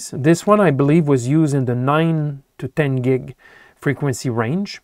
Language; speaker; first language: English; non-native, local second language; French